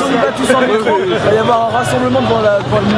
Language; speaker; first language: French; native; French